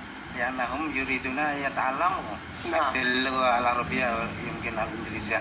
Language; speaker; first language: Arabic; non-native, fluent; Indonesian